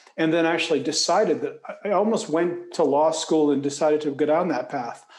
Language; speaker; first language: English; native; English